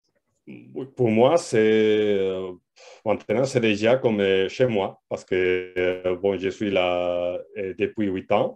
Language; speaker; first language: French; non-native, learner; Spanish